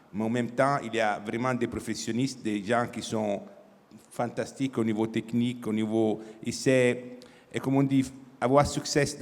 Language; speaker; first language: French; non-native, fluent; Italian